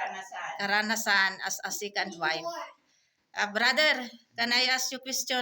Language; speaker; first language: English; non-native, learner; Filipino